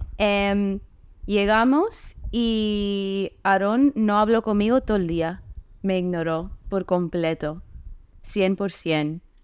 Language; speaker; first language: Spanish; non-native, fluent; English